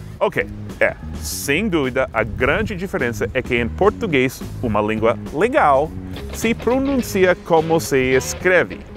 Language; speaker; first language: Portuguese; non-native, fluent; English